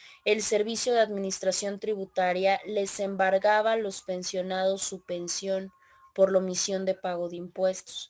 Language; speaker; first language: Spanish; native; Spanish